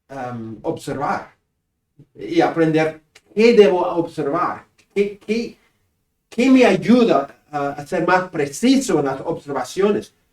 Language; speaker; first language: Spanish; non-native, fluent; English